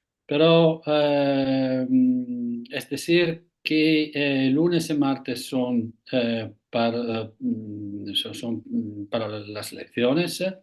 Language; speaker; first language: Spanish; non-native, fluent; Italian